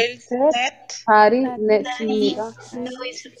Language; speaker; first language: Korean; non-native, learner; Spanish